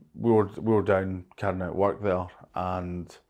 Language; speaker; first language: English; native; English